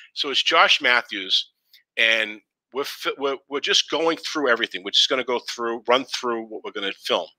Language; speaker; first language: English; native; English